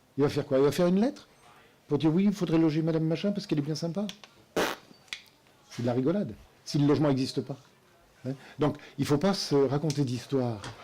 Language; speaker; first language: French; native; French